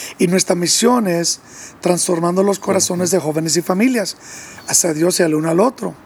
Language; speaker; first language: Spanish; early bilingual, heritage; English